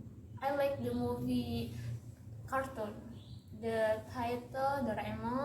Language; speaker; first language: English; non-native, learner; Indonesian